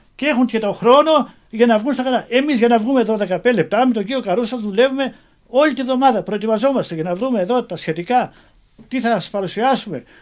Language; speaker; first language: Greek; native; Greek